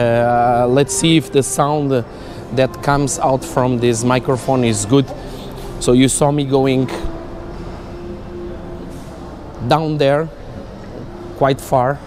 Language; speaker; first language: English; non-native, fluent; Portuguese